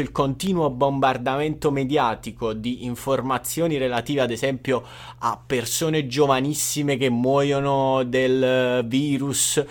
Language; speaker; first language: Italian; native; Italian